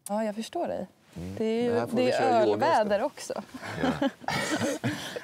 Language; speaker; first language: Swedish; native; Swedish